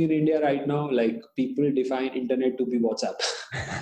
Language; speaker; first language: English; non-native, local second language; Hindi